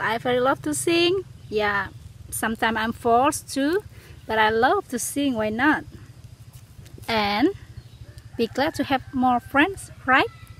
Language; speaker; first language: English; non-native, learner; Indonesian